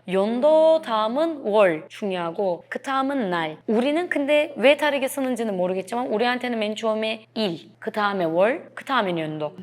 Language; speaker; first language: Korean; non-native, fluent; Turkish